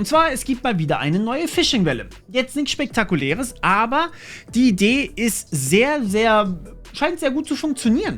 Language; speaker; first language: German; native; German